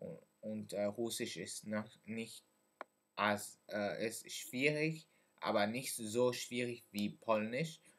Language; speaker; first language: German; non-native, learner; French